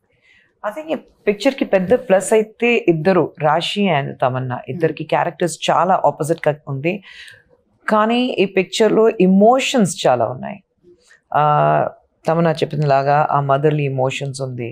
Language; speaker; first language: Telugu; non-native, learner; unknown